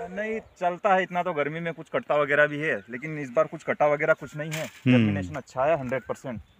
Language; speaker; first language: Hindi; native; Hindi